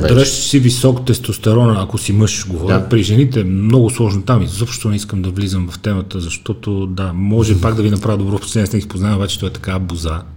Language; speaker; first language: Bulgarian; native; Bulgarian